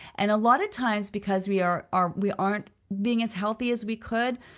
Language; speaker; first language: English; native; English